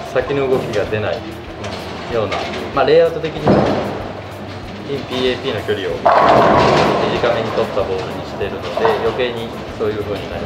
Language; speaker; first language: Japanese; native; Japanese